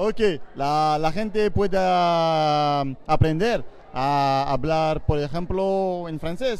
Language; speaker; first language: Portuguese; non-native, learner; French